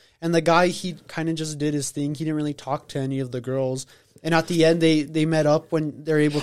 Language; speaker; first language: English; native; English